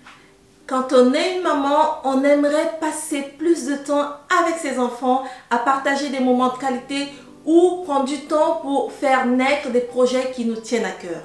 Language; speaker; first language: French; native; French